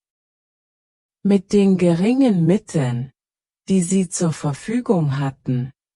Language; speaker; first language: German; native; German